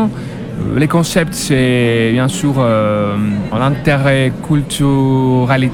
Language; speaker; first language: French; non-native, learner; Greek